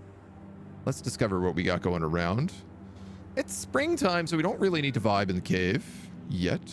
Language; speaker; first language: English; native; English